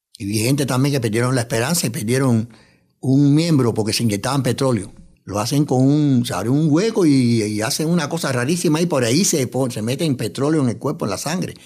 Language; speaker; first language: Spanish; native; Spanish